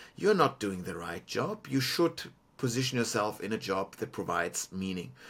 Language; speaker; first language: English; non-native, fluent; German